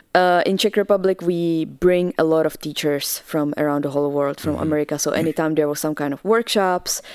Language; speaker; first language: English; non-native, fluent; Czech